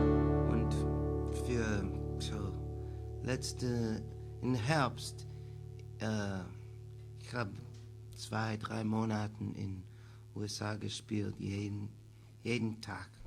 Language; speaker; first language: German; non-native, learner; English